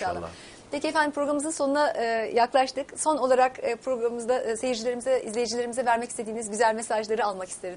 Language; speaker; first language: Turkish; native; Turkish